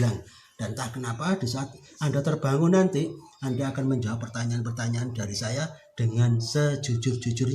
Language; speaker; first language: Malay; non-native, local second language; Javanese